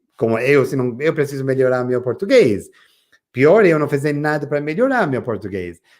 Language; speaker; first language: Portuguese; non-native, fluent; English